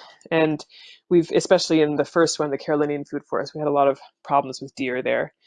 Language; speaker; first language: English; native; English